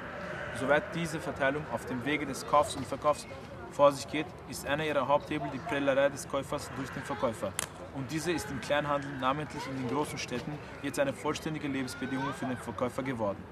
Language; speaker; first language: German; native; German